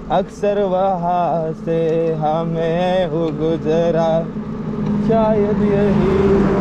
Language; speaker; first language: Hindi; non-native, local second language; Marathi